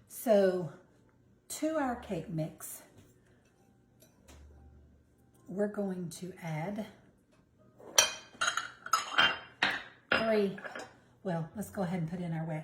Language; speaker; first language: English; native; English